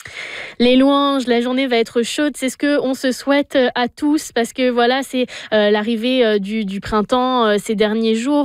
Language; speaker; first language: French; native; French